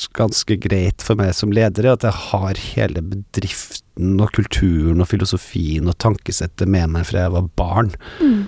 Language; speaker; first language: Norwegian; native; Norwegian